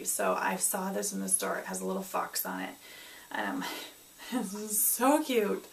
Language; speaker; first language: English; native; English